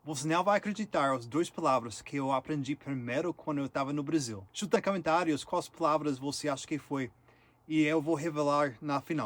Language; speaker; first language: Portuguese; non-native, learner; English